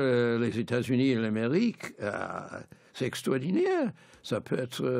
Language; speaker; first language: French; non-native, fluent; English